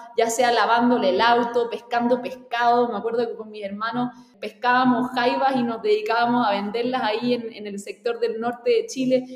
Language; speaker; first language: Spanish; native; Spanish